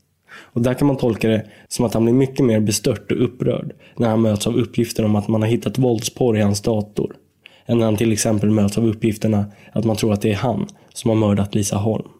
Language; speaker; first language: Swedish; native; Swedish